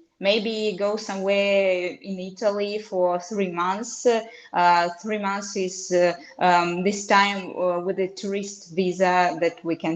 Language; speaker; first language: English; non-native, fluent; Russian